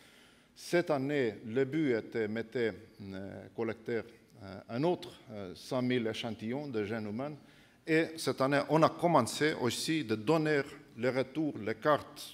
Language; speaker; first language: French; non-native, fluent; Estonian